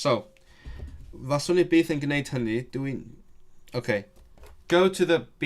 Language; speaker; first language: Welsh; non-native, learner; Cantonese